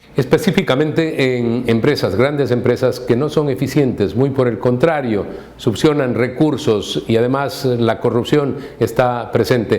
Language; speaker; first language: Spanish; native; Spanish